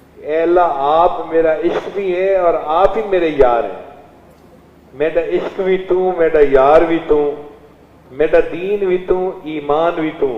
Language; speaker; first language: Urdu; non-native, local second language; Saraiki